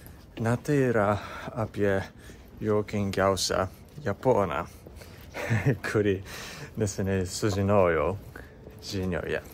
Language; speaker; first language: Lithuanian; non-native, fluent; Japanese